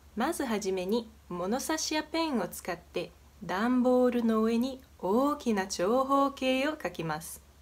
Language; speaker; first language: Japanese; non-native, fluent; Portuguese